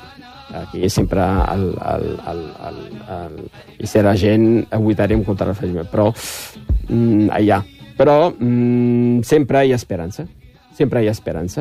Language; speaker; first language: Catalan; non-native, fluent; Riffian